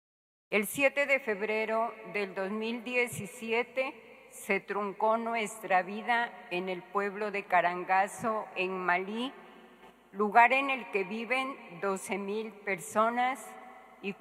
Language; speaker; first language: Spanish; native; Spanish